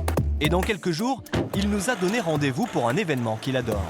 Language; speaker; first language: French; native; French